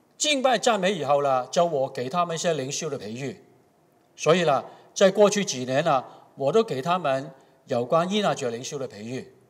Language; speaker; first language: Chinese; non-native, local second language; Cantonese